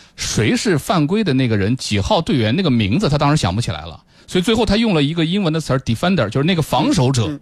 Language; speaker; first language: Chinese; native; Chinese